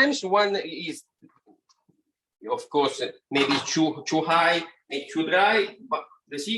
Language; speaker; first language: English; non-native, learner; Italian